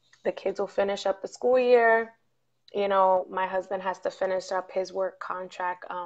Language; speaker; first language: English; early bilingual, other home language; Spanish